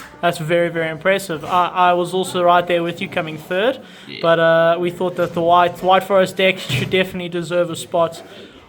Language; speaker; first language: English; native; English